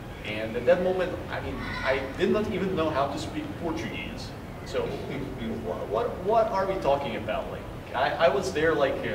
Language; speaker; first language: English; non-native, fluent; Ukrainian